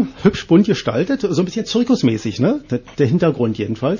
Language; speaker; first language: German; native; German